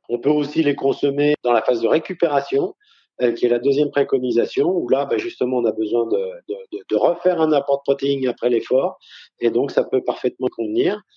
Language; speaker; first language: French; native; French